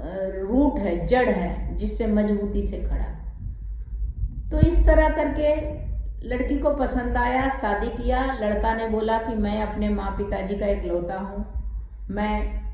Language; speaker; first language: Hindi; native; Hindi